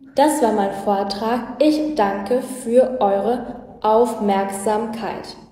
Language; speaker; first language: German; non-native, learner; Vietnamese